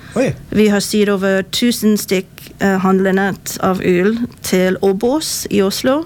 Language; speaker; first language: Norwegian; non-native, fluent; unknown